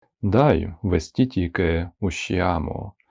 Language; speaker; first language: Italian; non-native, fluent; Ukrainian